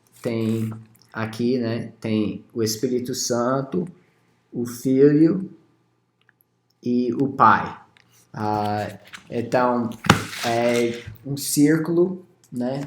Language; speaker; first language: Portuguese; non-native, fluent; English